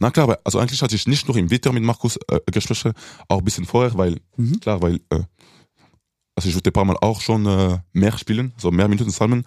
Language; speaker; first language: German; non-native, local second language; French